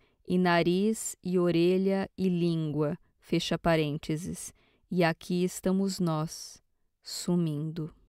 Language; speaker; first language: Portuguese; native; Portuguese